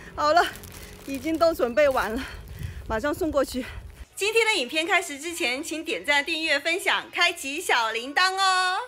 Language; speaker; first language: Chinese; native; Chinese